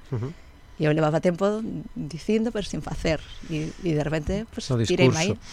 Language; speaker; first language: Galician; non-native, local second language; Spanish